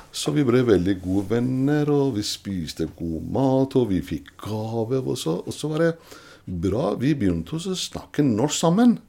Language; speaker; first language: Norwegian; non-native, fluent; Persian